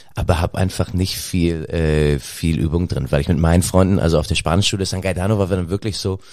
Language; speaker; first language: German; native; German